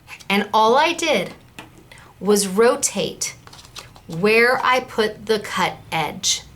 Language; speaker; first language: English; native; English